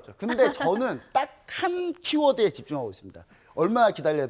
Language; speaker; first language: Korean; native; Korean